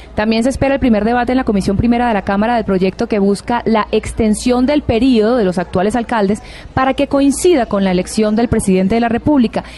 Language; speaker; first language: Spanish; native; Spanish